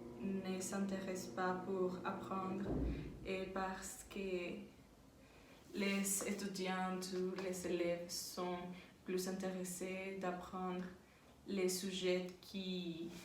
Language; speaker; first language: French; non-native, learner; Spanish